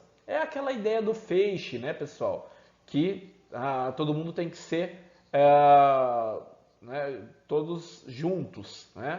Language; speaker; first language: Portuguese; native; Portuguese